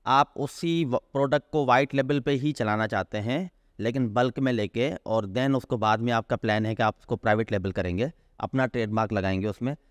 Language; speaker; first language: Urdu; non-native, local second language; Sindhi